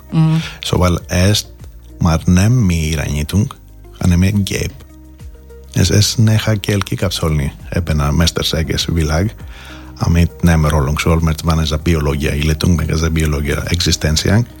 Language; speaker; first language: Hungarian; non-native, learner; Greek